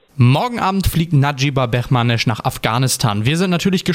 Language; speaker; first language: German; early bilingual, other home language; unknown